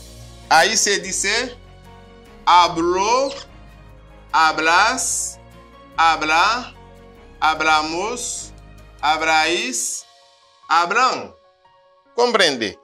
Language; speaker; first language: Spanish; non-native, fluent; Haitian Creole